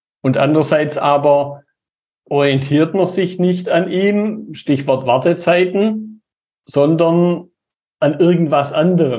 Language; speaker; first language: German; native; German